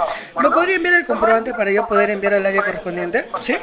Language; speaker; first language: Spanish; native; Spanish